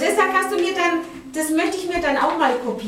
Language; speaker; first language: German; native; German